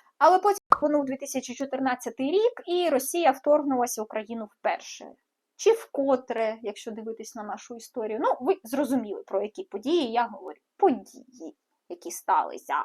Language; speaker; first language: Ukrainian; non-native, local second language; Russian